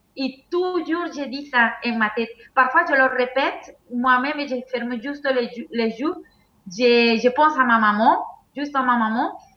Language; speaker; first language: French; non-native, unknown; Spanish